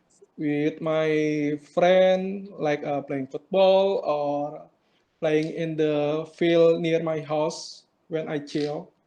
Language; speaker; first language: English; non-native, learner; Indonesian